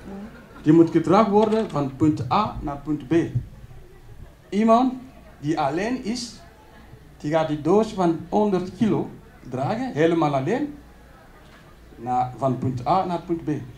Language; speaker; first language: Dutch; non-native, learner; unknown